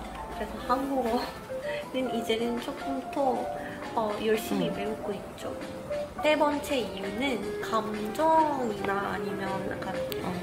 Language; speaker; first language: Korean; non-native, learner; Malay